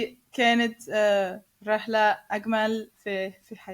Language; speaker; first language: Arabic; non-native, learner; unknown